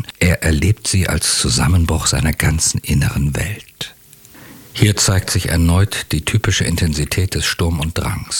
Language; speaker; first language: German; native; German